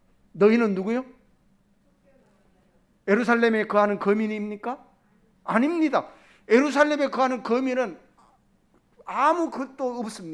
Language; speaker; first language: Korean; native; Korean